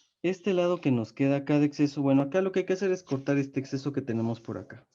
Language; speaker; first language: Spanish; native; Spanish